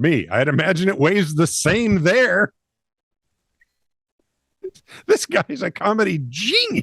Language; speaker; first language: English; native; English